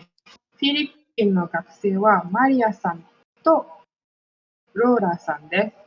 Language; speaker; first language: Japanese; non-native, learner; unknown